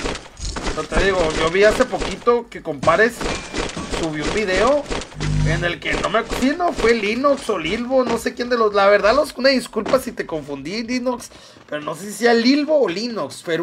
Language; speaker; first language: Spanish; native; Spanish